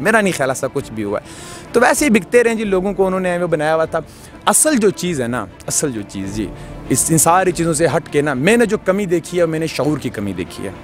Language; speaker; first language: Urdu; non-native, local second language; Pashto